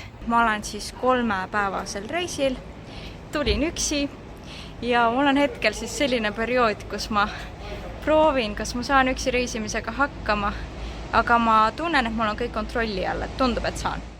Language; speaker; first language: Estonian; native; Estonian